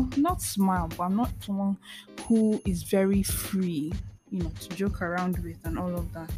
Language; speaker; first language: English; non-native, local second language; Igbo